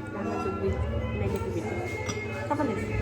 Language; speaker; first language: English; non-native, learner; Tibetan